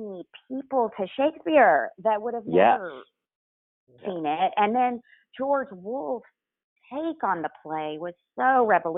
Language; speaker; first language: English; native; English